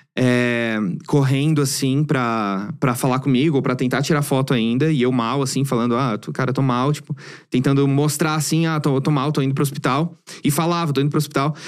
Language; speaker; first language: Portuguese; native; Portuguese